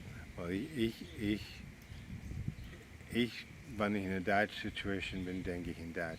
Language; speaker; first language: German; early bilingual, heritage; Pennsylvania German